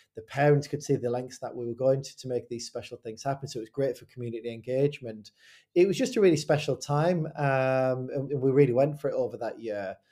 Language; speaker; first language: English; native; English